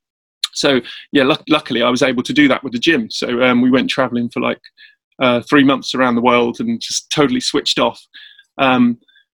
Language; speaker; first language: English; native; English